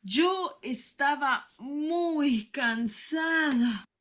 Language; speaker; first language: Spanish; non-native, learner; English